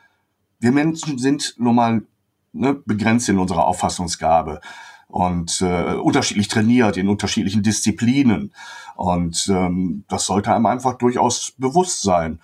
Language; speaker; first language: German; native; German